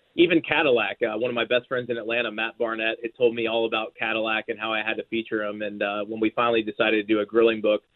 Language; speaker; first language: English; native; English